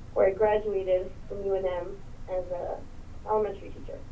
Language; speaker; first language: English; early bilingual, other home language; Spanish